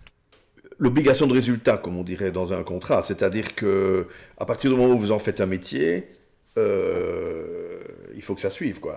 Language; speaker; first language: French; native; French